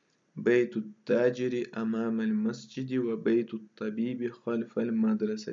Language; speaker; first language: Arabic; non-native, fluent; Russian